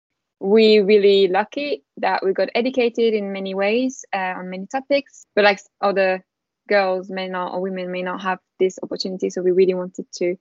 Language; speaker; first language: English; non-native, fluent; French